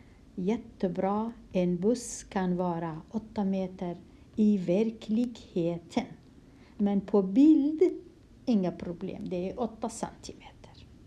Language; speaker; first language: Swedish; non-native, fluent; Kurdish